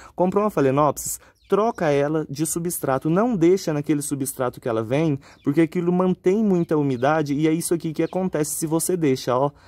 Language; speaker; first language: Portuguese; native; Portuguese